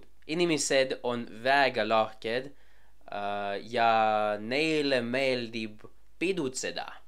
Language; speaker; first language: Estonian; non-native, learner; English